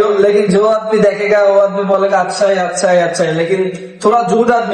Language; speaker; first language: Hindi; non-native, learner; Bangla